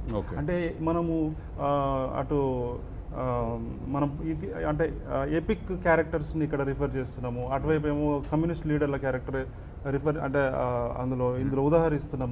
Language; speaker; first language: Telugu; native; Telugu